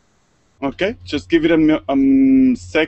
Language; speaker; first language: English; non-native, fluent; Spanish